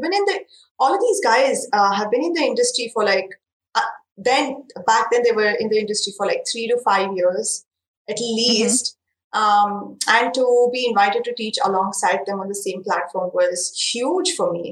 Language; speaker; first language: English; non-native, local second language; Marathi